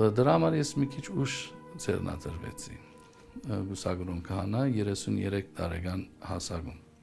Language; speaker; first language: Armenian; early bilingual, heritage; Armenian